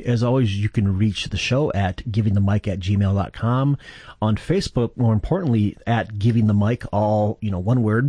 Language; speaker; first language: English; native; English